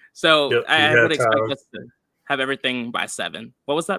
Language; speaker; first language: English; native; English